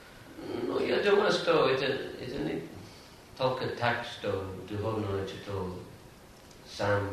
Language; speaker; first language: Russian; non-native, fluent; English